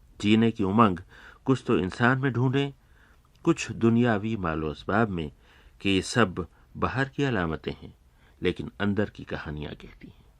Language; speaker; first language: Urdu; native; Urdu